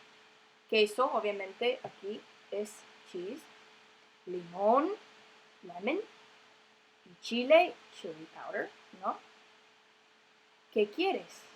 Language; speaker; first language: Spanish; non-native, fluent; English